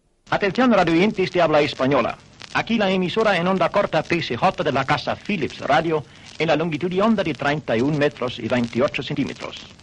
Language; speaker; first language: Spanish; non-native, fluent; Dutch